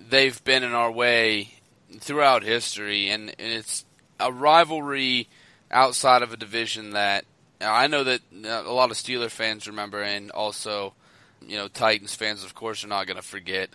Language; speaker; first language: English; native; English